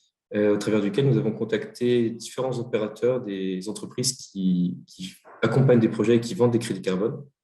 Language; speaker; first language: French; native; French